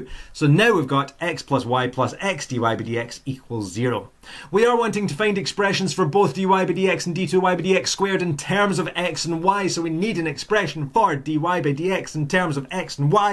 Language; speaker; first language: English; native; English